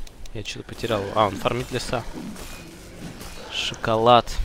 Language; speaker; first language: Russian; native; Russian